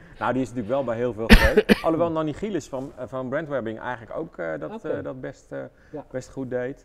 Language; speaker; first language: Dutch; native; Dutch